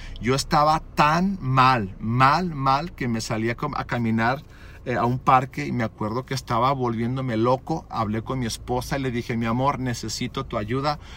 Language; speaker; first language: Spanish; early bilingual, other home language; English